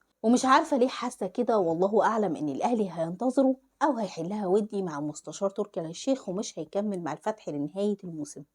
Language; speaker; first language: Arabic; native; Arabic